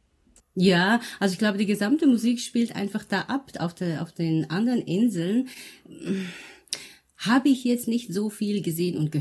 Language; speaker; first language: German; early bilingual, other home language; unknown